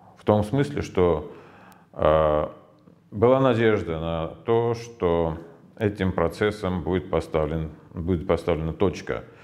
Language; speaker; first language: Russian; non-native, local second language; Armenian